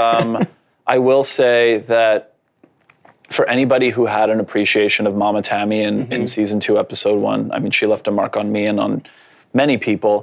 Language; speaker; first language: English; non-native, fluent; Polish